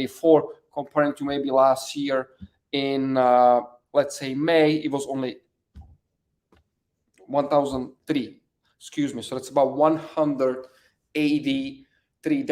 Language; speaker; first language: English; native; English